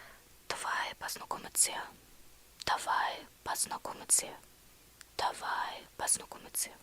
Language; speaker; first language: Russian; non-native, learner; English